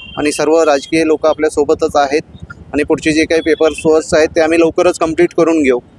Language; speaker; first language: Marathi; native; Marathi